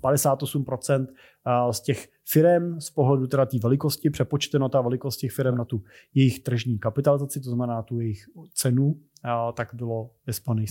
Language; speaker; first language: Czech; native; Czech